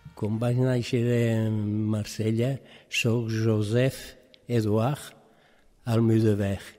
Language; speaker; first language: Catalan; early bilingual, other home language; French